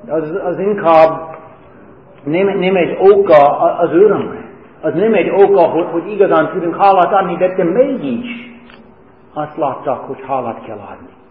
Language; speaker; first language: Hungarian; non-native, fluent; English